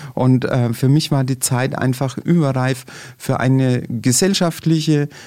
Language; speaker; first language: German; native; German